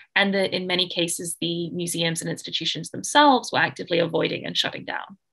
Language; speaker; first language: English; native; English